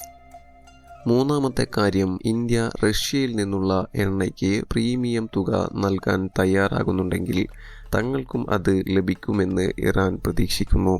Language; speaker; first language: Malayalam; native; Malayalam